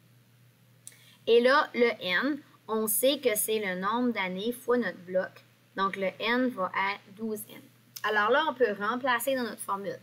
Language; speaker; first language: French; native; French